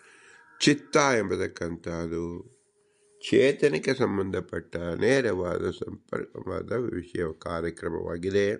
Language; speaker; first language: Kannada; native; Kannada